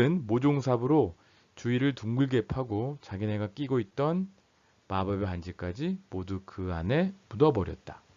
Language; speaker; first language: Korean; native; Korean